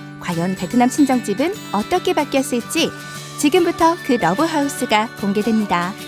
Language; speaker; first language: Korean; native; Korean